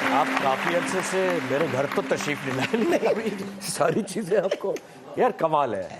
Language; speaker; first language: Urdu; native; Urdu